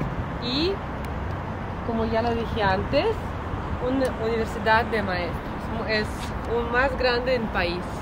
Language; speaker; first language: Spanish; non-native, learner; Russian